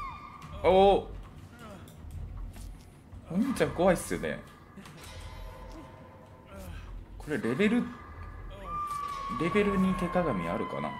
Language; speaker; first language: Japanese; native; Japanese